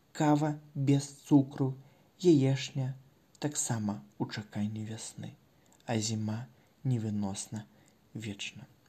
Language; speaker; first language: Belarusian; non-native, local second language; Russian